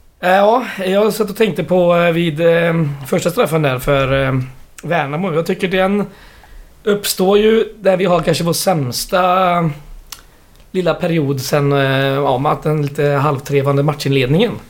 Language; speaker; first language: Swedish; native; Swedish